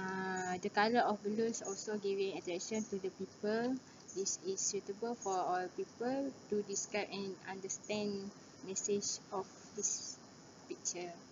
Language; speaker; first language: English; non-native, learner; Malay